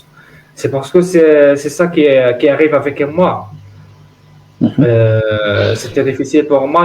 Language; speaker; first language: French; non-native, learner; Arabic